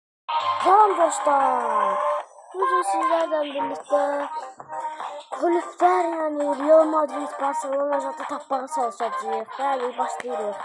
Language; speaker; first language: Turkish; non-native, learner; Azerbaijani